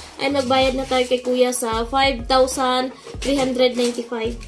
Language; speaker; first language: Filipino; native; Filipino